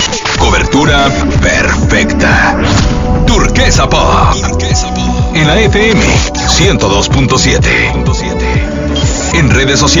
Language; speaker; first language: Spanish; native; Spanish